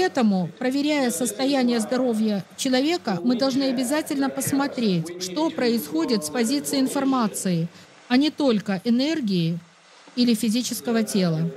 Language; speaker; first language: Russian; native; Russian